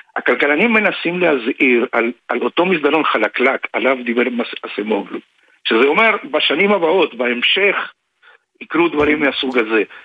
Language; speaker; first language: Hebrew; non-native, fluent; Spanish